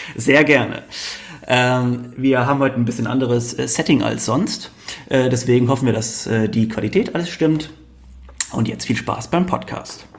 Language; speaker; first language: German; native; German